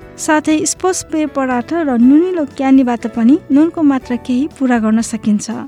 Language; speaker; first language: Nepali; native; Nepali